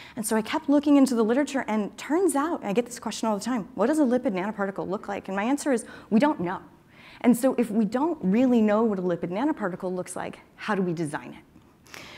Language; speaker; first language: English; native; English